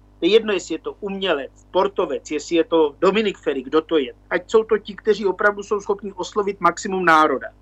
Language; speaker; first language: Czech; native; Czech